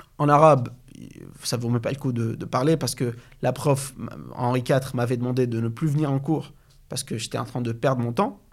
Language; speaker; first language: French; non-native, fluent; Arabic